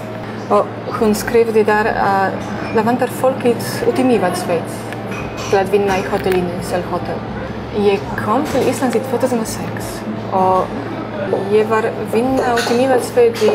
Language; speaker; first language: Icelandic; non-native, learner; Polish